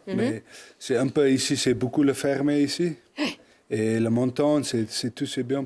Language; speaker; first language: French; non-native, learner; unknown